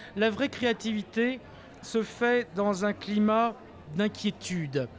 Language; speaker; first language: French; native; French